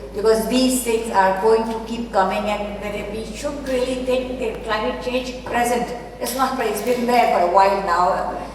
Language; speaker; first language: English; non-native, local second language; Urdu